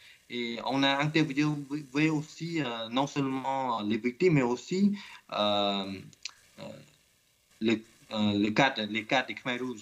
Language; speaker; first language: French; non-native, learner; Khmer